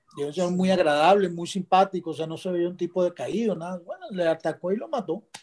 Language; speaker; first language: Spanish; native; Spanish